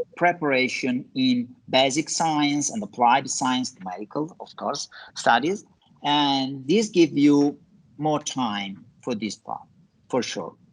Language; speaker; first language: English; non-native, fluent; Italian